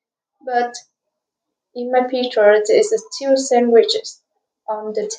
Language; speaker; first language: English; non-native, learner; Vietnamese